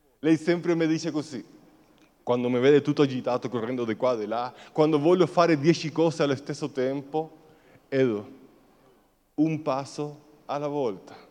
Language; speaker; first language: Italian; non-native, fluent; Spanish